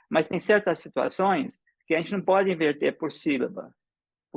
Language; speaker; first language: Portuguese; early bilingual, other home language; English